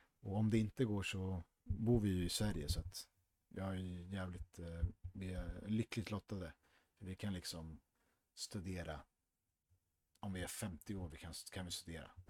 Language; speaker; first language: Swedish; early bilingual, other home language; Spanish